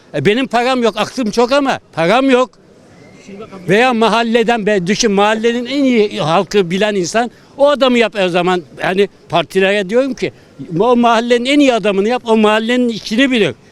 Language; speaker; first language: Turkish; native; Turkish